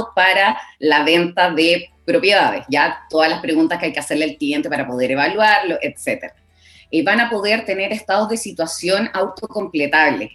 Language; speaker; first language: Spanish; native; Spanish